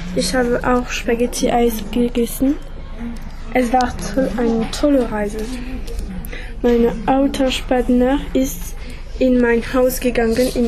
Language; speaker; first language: German; non-native, learner; French